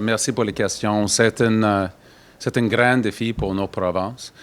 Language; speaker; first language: French; non-native, learner; English